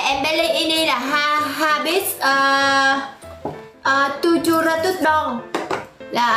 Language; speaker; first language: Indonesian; non-native, learner; Vietnamese